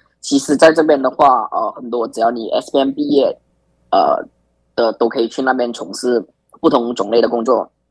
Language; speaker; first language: Chinese; native; Chinese